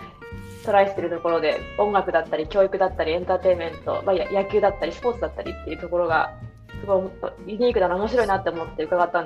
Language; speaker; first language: Japanese; native; Japanese